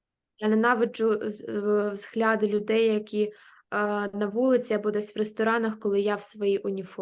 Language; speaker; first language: Ukrainian; native; Ukrainian